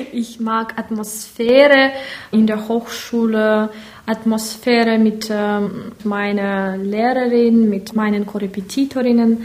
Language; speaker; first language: German; non-native, learner; Russian